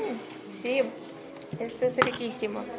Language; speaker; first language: Spanish; non-native, learner; Ukrainian